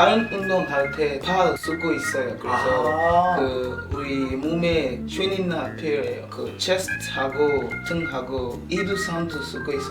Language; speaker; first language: Korean; non-native, learner; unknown